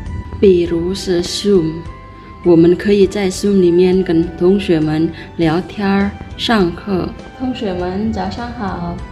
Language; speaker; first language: Chinese; non-native, fluent; Indonesian